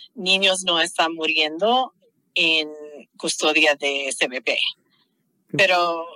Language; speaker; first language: Spanish; non-native, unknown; English